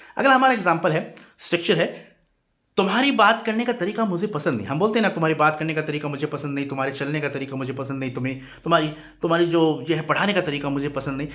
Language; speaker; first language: Hindi; native; Hindi